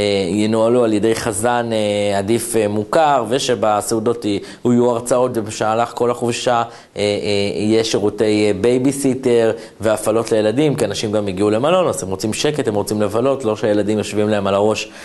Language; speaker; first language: Hebrew; native; Hebrew